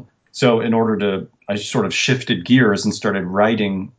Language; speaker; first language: English; native; English